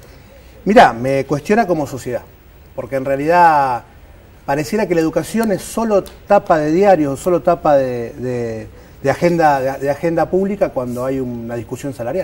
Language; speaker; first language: Spanish; native; Spanish